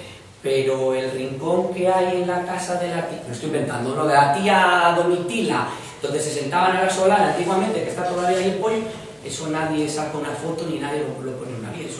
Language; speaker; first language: Spanish; native; Spanish